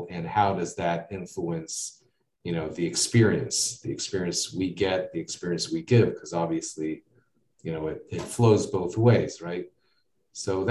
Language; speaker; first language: English; native; English